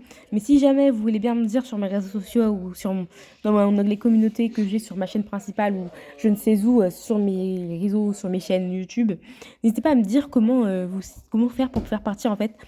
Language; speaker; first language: French; native; French